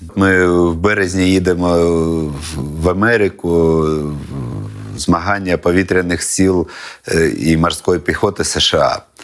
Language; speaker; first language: Ukrainian; non-native, local second language; Russian